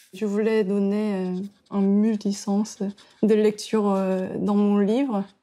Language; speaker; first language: French; non-native, fluent; Korean